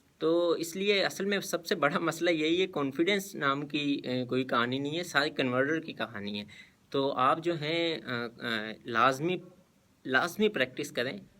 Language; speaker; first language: Urdu; non-native, local second language; Punjabi